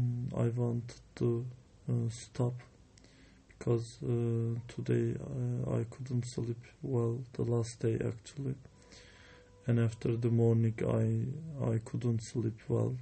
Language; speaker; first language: English; non-native, learner; Turkish